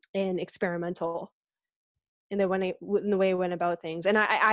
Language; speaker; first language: English; native; English